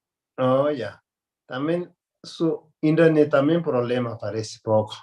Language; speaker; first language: Spanish; non-native, learner; Tibetan